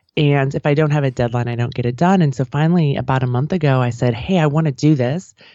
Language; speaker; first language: English; native; English